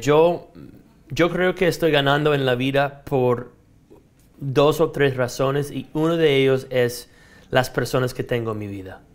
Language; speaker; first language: Spanish; non-native, fluent; English